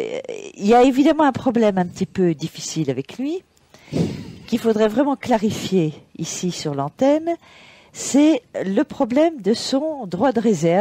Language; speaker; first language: French; native; French